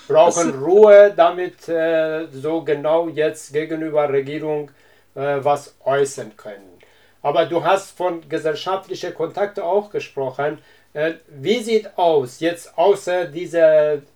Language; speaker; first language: German; non-native, learner; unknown